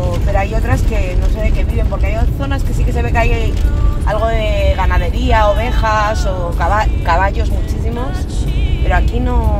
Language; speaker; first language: Spanish; native; Spanish